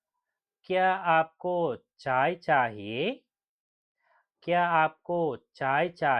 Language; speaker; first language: Hindi; non-native, local second language; Telugu